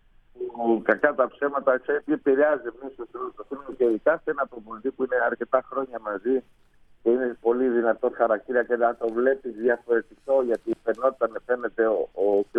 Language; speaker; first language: Greek; non-native, fluent; Spanish